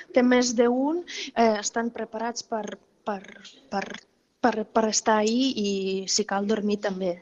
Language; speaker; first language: Catalan; non-native, fluent; Ukrainian